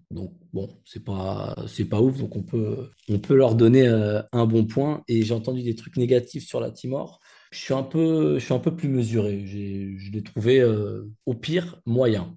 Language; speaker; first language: French; native; French